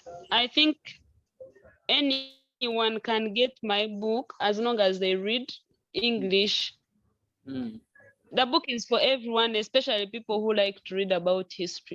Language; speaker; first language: English; non-native, local second language; Nyankole